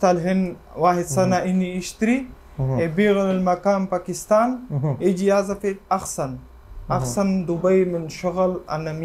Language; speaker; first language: Arabic; non-native, learner; Urdu